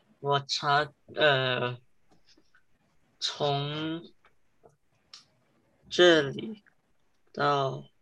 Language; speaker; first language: Chinese; early bilingual, heritage; Chinese